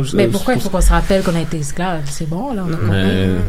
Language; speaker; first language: French; native; French